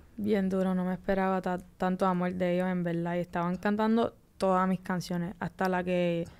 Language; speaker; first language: Spanish; early bilingual, heritage; Spanish